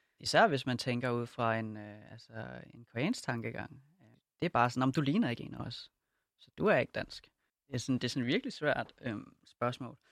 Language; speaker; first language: Danish; native; Danish